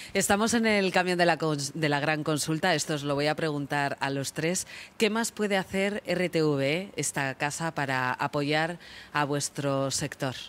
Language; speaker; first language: Spanish; native; Spanish